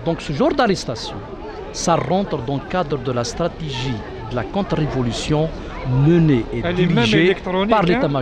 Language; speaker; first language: French; non-native, local second language; Arabic